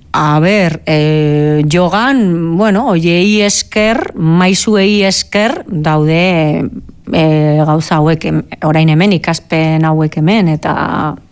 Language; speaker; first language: Basque; non-native, local second language; Spanish